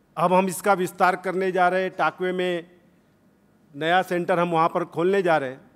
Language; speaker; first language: Hindi; non-native, local second language; Marathi